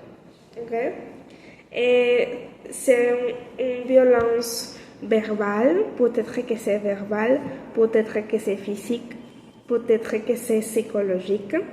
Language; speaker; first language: French; non-native, learner; Spanish